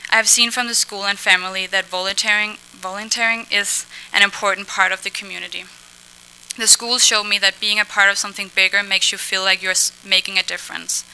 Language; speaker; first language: English; non-native, fluent; Danish